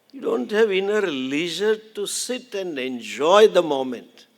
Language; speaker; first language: English; non-native, local second language; Gujarati